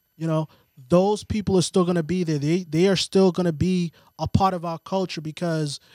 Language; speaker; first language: English; native; English